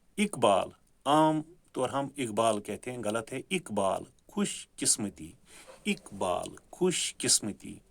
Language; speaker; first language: Urdu; non-native, local second language; Kashmiri